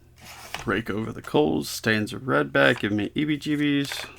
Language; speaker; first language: English; native; English